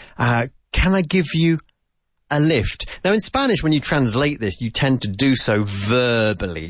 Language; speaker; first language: English; native; English